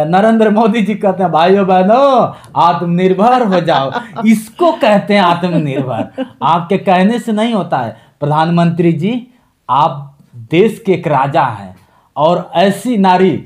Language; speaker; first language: Hindi; native; Hindi